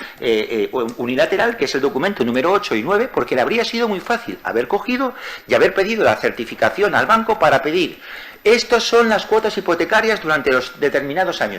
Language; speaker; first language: Spanish; native; Spanish